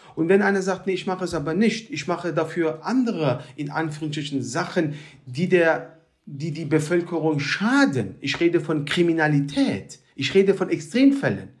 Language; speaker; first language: German; early bilingual, other home language; Turkish